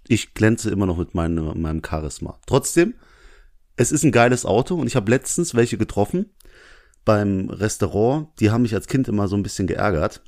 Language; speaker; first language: German; early bilingual, other home language; Urdu